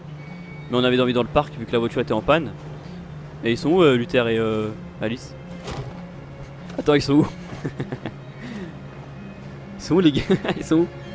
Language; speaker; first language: French; native; French